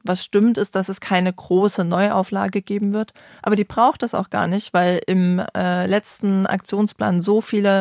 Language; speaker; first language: German; native; German